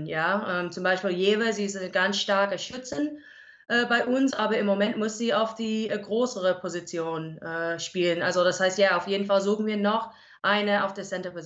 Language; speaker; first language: German; non-native, learner; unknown